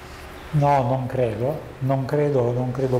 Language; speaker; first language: Italian; native; Italian